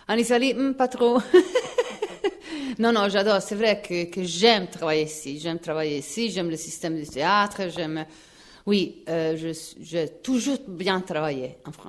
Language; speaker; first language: French; non-native, fluent; Italian